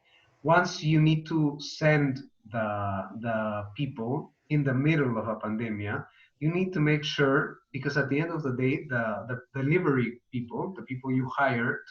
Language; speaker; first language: English; non-native, fluent; Spanish